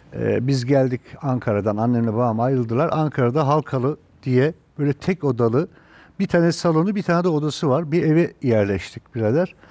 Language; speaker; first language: Turkish; native; Turkish